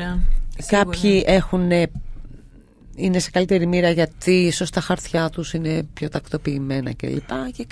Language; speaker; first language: Greek; native; Greek